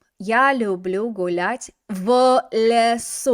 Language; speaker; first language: Russian; non-native, fluent; English